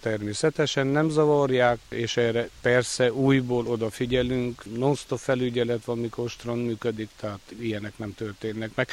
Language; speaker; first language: Hungarian; native; Hungarian